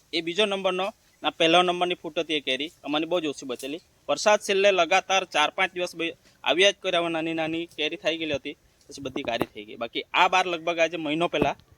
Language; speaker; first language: Gujarati; native; Gujarati